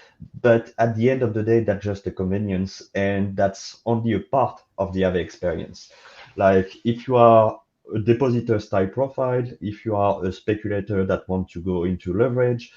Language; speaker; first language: English; non-native, fluent; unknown